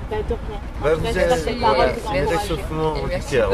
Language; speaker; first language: French; native; French